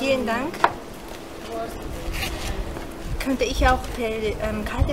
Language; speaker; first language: German; non-native, fluent; Japanese